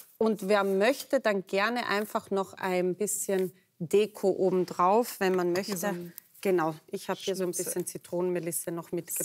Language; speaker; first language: German; native; German